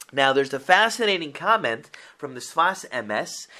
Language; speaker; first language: English; native; English